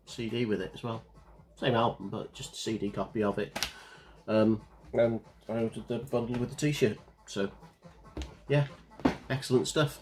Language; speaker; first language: English; native; English